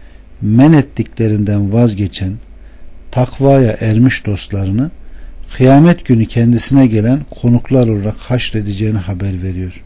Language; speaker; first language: Turkish; native; Turkish